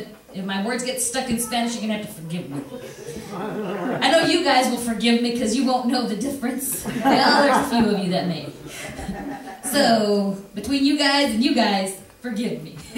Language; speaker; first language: English; early bilingual, other home language; Spanish